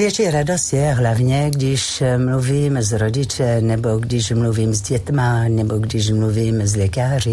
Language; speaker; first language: Czech; non-native, fluent; French